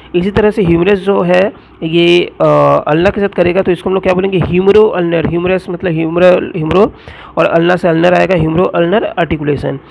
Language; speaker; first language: Hindi; non-native, local second language; Bangla